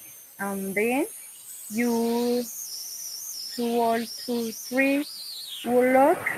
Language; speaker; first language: English; non-native, learner; Spanish